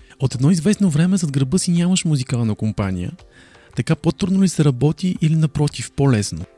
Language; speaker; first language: Bulgarian; native; Bulgarian